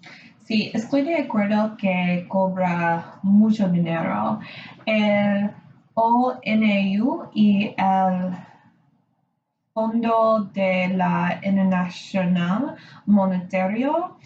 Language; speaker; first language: Spanish; non-native, learner; English